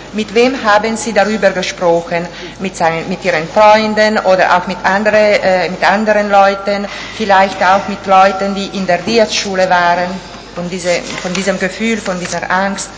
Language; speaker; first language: German; non-native, fluent; Italian